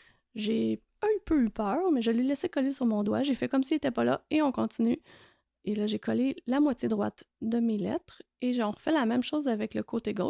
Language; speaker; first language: French; native; French